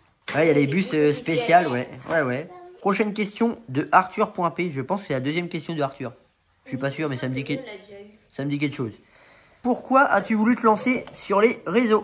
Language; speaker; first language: French; native; French